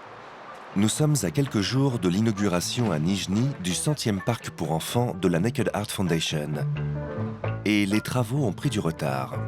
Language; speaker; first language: French; native; French